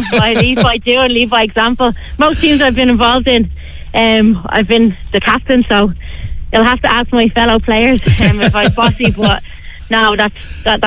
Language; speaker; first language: English; native; English